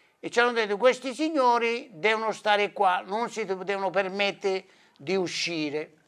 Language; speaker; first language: Italian; early bilingual, heritage; Italian